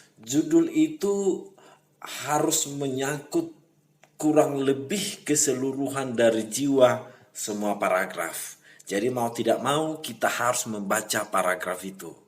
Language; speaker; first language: Indonesian; native; Indonesian